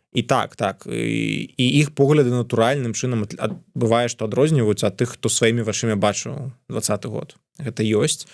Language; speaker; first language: Belarusian; non-native, local second language; Russian